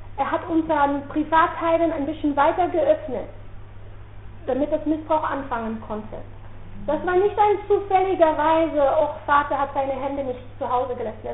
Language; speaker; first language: German; non-native, fluent; Dutch